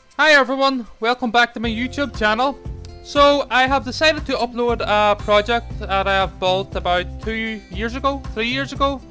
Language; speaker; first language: English; native; English